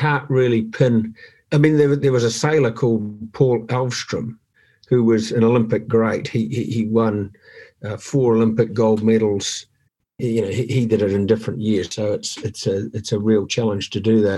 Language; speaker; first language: English; native; English